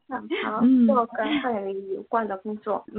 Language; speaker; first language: Chinese; non-native, learner; Korean